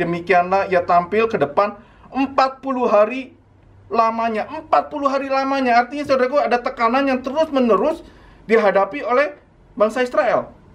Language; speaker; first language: Indonesian; native; Indonesian